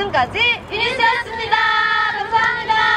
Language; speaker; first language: Korean; native; Korean